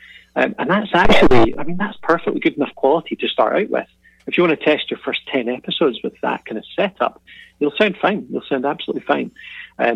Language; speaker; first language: English; native; English